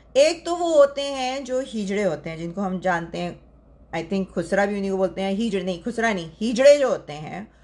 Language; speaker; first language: Urdu; native; Urdu